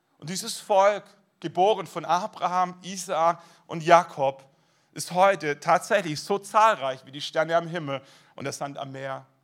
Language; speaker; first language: German; native; German